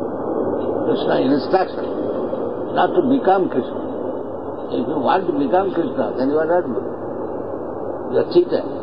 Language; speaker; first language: English; non-native, local second language; Bangla